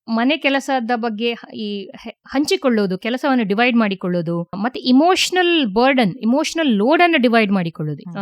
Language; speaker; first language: Kannada; native; Kannada